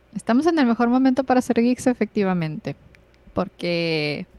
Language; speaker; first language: Spanish; native; Spanish